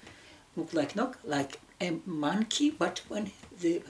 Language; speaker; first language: English; non-native, learner; Russian